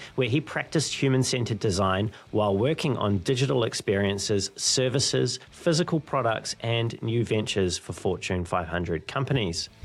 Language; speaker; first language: English; native; English